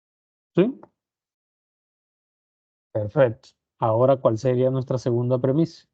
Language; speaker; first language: Spanish; native; Spanish